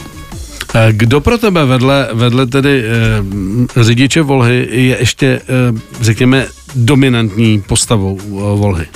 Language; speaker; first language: Czech; native; Czech